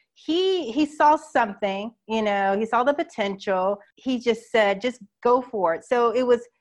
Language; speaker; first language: English; native; English